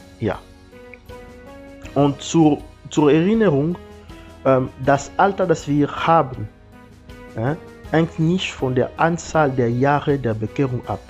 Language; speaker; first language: German; non-native, learner; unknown